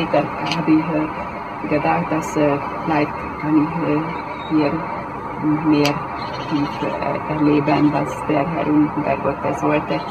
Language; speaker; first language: German; non-native, learner; Hungarian